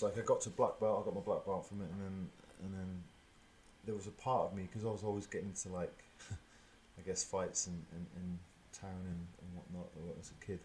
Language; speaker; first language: English; native; English